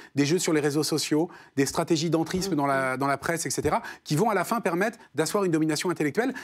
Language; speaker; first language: French; native; French